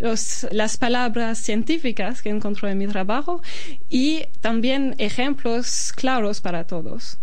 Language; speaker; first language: Spanish; non-native, fluent; Albanian